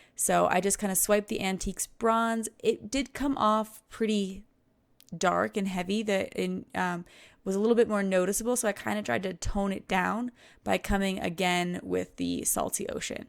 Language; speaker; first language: English; native; English